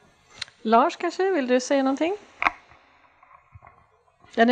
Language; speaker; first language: Swedish; native; Swedish